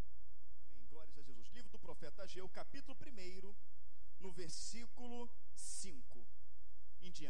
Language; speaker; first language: Portuguese; native; Portuguese